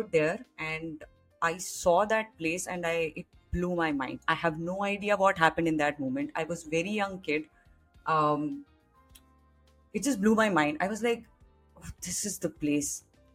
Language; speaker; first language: English; non-native, local second language; Hindi